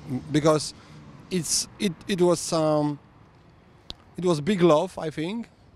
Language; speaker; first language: English; non-native, fluent; Polish